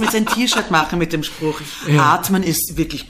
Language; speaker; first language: German; native; German